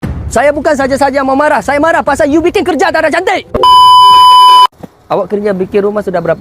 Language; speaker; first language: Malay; non-native, local second language; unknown